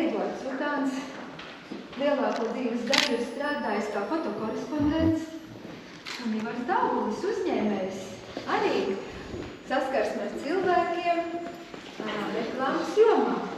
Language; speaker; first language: Latvian; native; Latvian